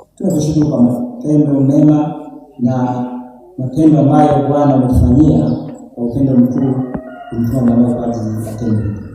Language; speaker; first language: Swahili; native; Swahili